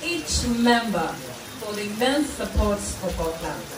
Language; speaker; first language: English; non-native, local second language; Swahili